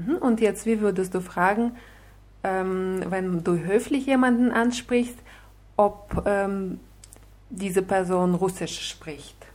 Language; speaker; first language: German; non-native, fluent; Russian